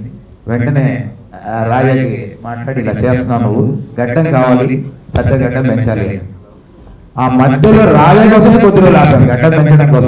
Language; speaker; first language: Telugu; native; Telugu